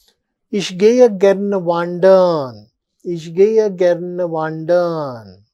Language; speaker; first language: German; non-native, fluent; Telugu